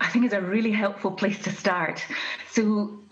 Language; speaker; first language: English; native; English